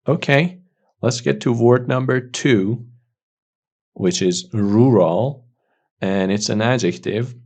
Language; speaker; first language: English; non-native, fluent; Persian